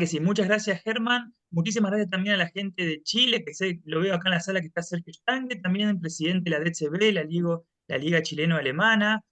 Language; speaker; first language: Spanish; native; Spanish